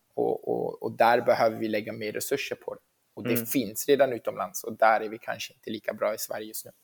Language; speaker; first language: Swedish; early bilingual, heritage; Swedish